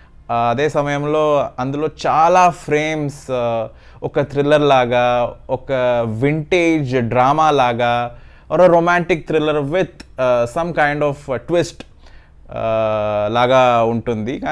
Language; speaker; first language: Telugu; non-native, learner; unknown